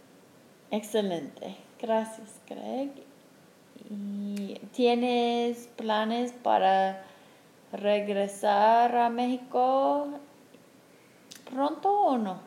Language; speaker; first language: Spanish; non-native, fluent; English